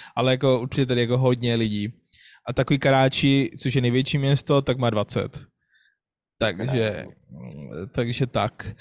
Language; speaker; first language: Czech; non-native, fluent; Urdu